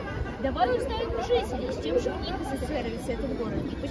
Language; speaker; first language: Russian; native; Russian